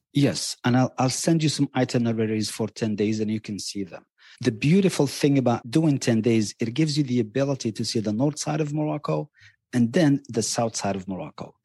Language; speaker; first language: English; non-native, fluent; Berber languages